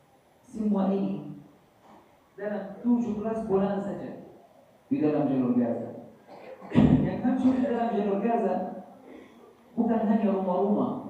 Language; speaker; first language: Indonesian; non-native, fluent; Arabic